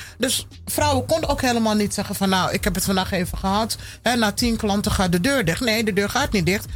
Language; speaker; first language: Dutch; early bilingual, other home language; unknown